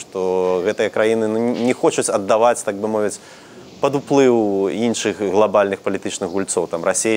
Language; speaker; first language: Belarusian; native; Belarusian